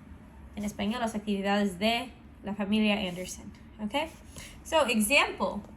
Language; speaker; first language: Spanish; non-native, fluent; English